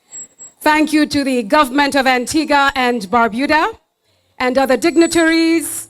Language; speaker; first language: English; native; English